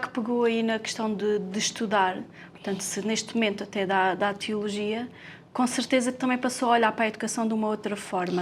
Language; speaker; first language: Portuguese; native; Portuguese